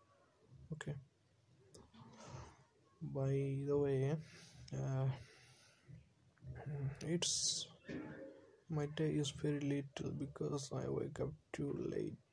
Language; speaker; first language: English; non-native, learner; Bangla